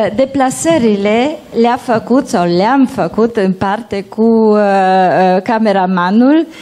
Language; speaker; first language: Romanian; non-native, local second language; German